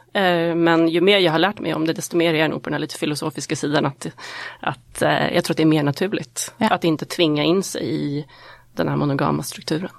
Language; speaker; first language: Swedish; native; Swedish